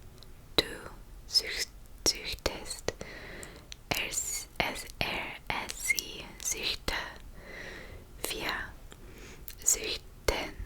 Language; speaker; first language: German; non-native, learner; English